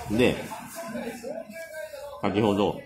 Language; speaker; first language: Japanese; native; Japanese